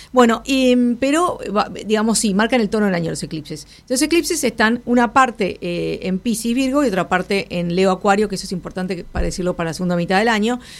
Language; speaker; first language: Spanish; native; Spanish